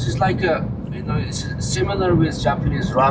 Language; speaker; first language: English; non-native, fluent; Chinese